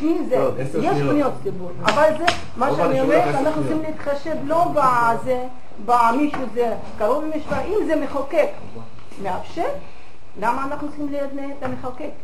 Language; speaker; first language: Hebrew; non-native, fluent; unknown